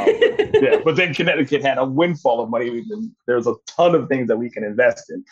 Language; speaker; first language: English; native; English